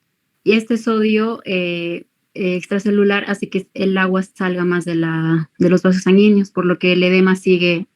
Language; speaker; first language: Spanish; native; Spanish